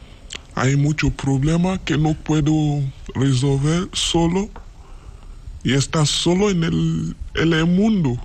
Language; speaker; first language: Spanish; non-native, learner; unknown